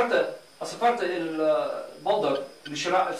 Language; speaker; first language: Arabic; non-native, fluent; English